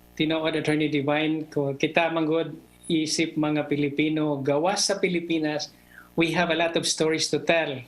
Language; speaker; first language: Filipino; non-native, local second language; Cebuano